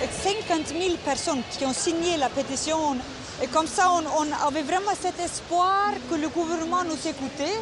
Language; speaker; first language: French; non-native, fluent; Icelandic